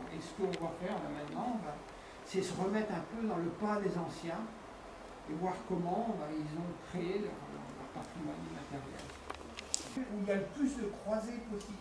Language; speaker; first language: French; native; French